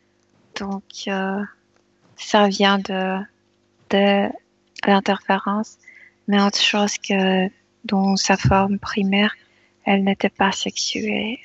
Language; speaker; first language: French; non-native, fluent; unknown